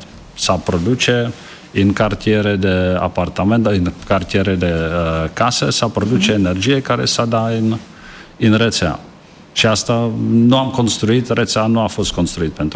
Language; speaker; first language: Romanian; non-native, fluent; Czech